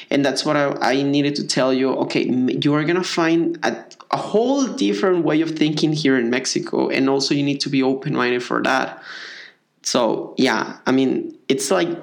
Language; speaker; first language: English; non-native, fluent; Spanish